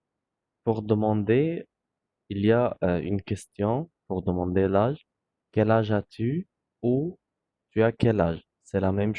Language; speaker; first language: French; non-native, fluent; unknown